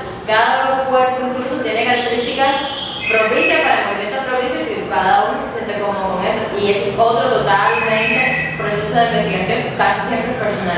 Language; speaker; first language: Spanish; native; Spanish